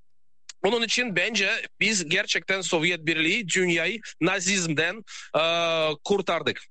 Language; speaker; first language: Turkish; non-native, learner; Russian